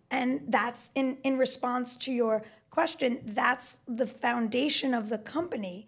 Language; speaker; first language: English; native; English